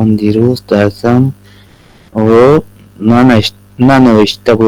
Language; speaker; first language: Persian; non-native, learner; Urdu